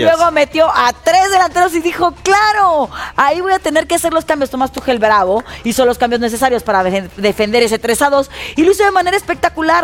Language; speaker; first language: Spanish; native; Spanish